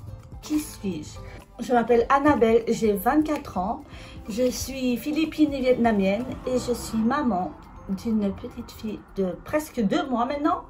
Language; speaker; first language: French; native; French